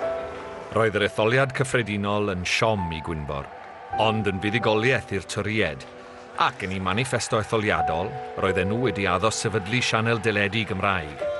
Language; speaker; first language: Welsh; native; Welsh